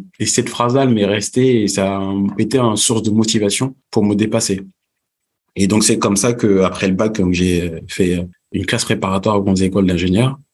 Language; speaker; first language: French; early bilingual, other home language; Fula